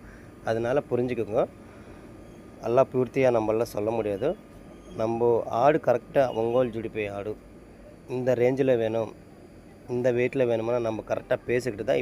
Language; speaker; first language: Tamil; native; Tamil